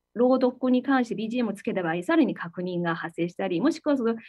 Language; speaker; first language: Japanese; non-native, fluent; Chinese